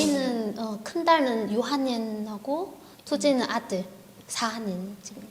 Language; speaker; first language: Korean; non-native, learner; Vietnamese